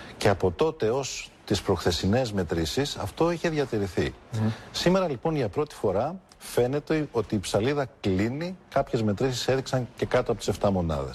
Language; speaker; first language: Greek; native; Greek